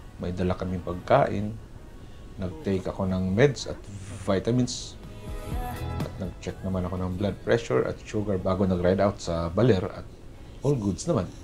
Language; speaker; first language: Filipino; non-native, local second language; Cebuano